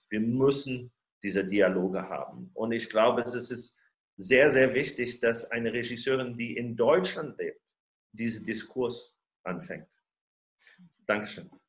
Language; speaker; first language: German; non-native, fluent; French